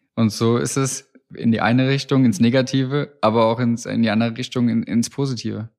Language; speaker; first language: German; native; German